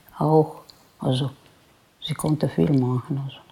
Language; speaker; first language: German; non-native, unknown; Croatian